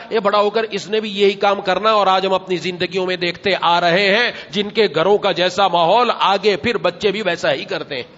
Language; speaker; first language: Urdu; non-native, local second language; Punjabi